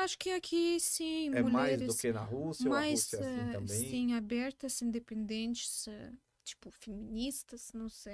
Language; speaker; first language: Portuguese; non-native, learner; Russian